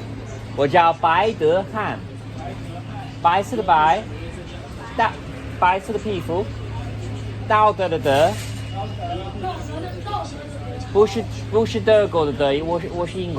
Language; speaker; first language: Chinese; non-native, learner; English